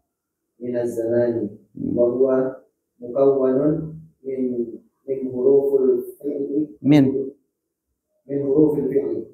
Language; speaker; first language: Arabic; non-native, learner; Indonesian